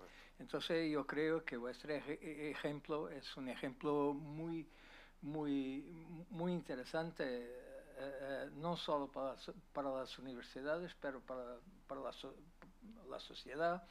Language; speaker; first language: Spanish; non-native, fluent; Portuguese